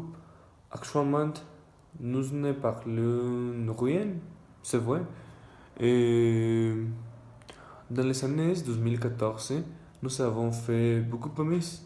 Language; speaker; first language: French; non-native, learner; Spanish